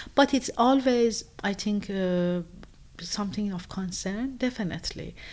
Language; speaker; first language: English; non-native, fluent; Persian